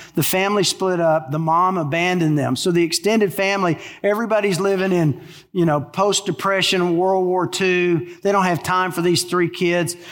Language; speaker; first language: English; native; English